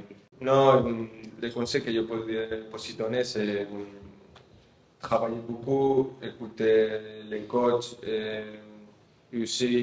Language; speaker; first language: French; non-native, learner; Spanish